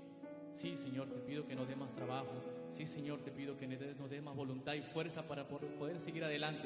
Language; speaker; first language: Spanish; native; Spanish